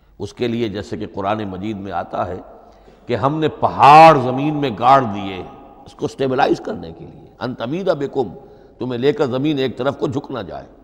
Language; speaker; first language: Urdu; native; Urdu